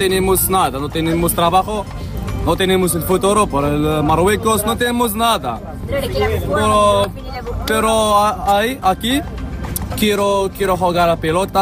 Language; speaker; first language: Spanish; non-native, learner; Arabic